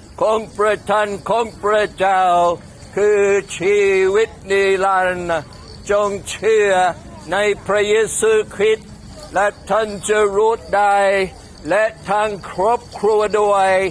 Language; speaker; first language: Thai; non-native, fluent; English